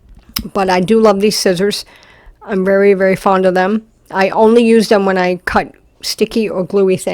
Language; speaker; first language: English; native; English